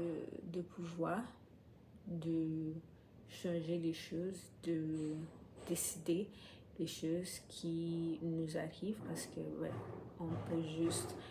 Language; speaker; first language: French; non-native, fluent; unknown